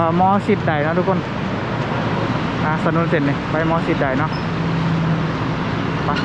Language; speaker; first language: Thai; non-native, local second language; Northeastern Thai